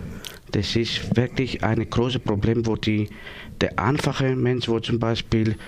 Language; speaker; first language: German; non-native, learner; Greek